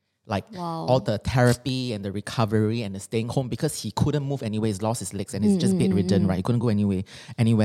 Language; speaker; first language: English; non-native, local second language; Chinese